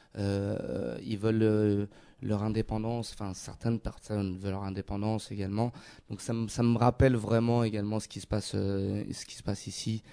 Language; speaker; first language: French; native; French